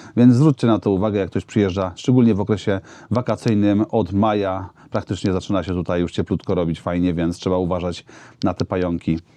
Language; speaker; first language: Polish; native; Polish